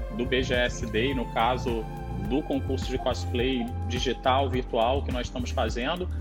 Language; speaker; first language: Portuguese; native; Portuguese